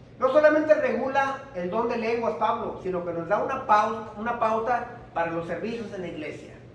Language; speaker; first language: Spanish; early bilingual, heritage; Spanish